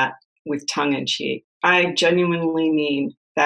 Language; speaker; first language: English; native; English